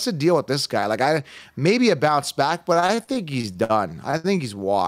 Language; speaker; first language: English; native; English